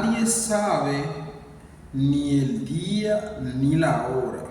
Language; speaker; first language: Spanish; non-native, learner; Haitian Creole